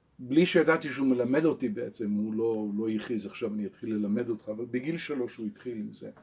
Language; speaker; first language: Hebrew; non-native, local second language; English